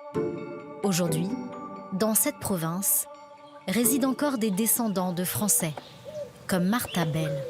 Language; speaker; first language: French; native; French